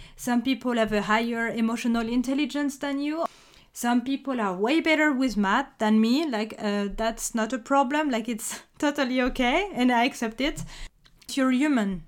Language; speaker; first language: English; non-native, fluent; French